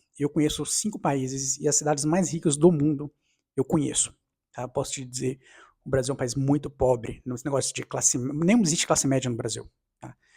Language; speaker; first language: Portuguese; native; Portuguese